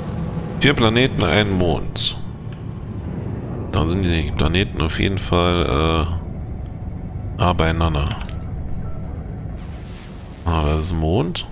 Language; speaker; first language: German; native; German